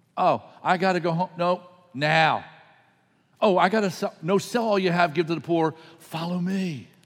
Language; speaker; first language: English; native; English